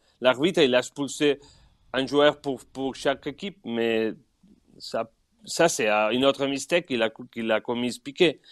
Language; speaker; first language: French; non-native, learner; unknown